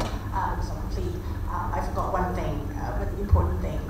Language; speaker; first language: English; non-native, fluent; Thai